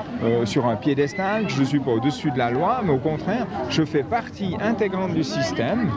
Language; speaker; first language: French; native; French